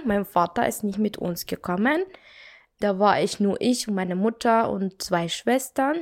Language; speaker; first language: German; non-native, learner; Arabic